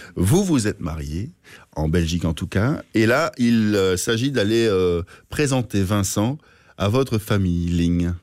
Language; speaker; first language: French; native; French